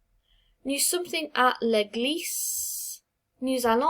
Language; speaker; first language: French; non-native, fluent; English